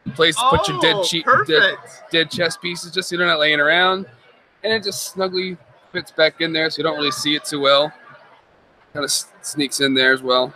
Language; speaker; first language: English; native; English